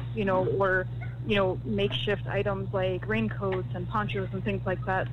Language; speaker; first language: English; native; English